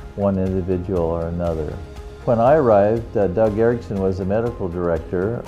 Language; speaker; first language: English; native; English